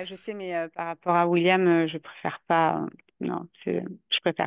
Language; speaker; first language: French; native; French